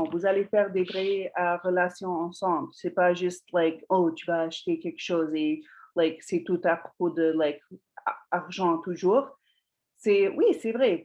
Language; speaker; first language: French; non-native, fluent; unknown